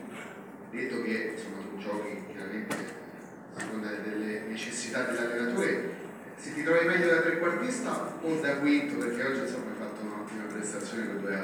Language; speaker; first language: Italian; native; Italian